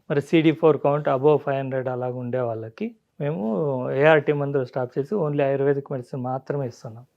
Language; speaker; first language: Telugu; native; Telugu